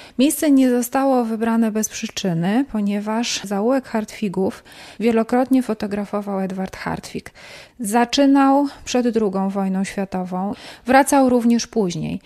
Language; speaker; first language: Polish; native; Polish